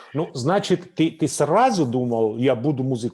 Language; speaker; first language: Russian; non-native, fluent; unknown